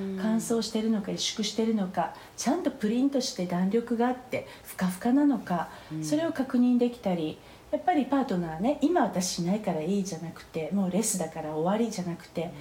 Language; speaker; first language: Japanese; native; Japanese